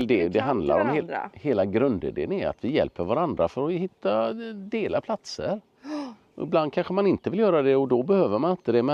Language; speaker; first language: Swedish; native; Swedish